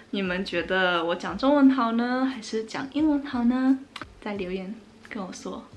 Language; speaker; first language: Chinese; early bilingual, heritage; Chinese